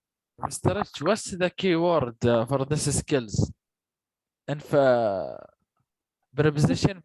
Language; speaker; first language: English; non-native, learner; Arabic